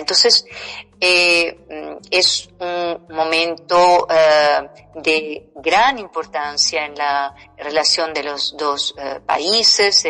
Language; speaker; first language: Spanish; non-native, fluent; Portuguese